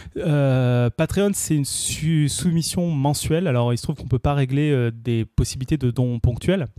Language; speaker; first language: French; native; French